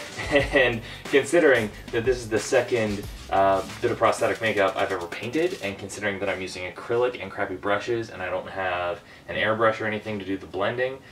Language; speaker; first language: English; native; English